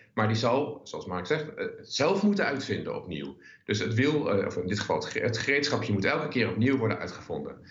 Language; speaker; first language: Dutch; native; Dutch